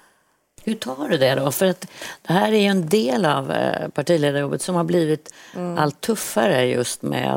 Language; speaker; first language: Swedish; native; Swedish